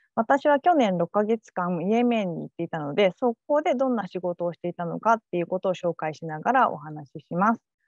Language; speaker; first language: Japanese; native; Japanese